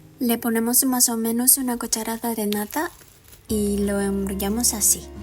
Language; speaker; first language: Spanish; non-native, fluent; Japanese